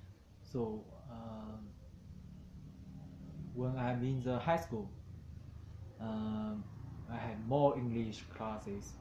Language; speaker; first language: English; non-native, learner; Chinese